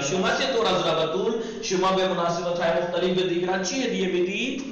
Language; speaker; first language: Persian; non-native, fluent; Urdu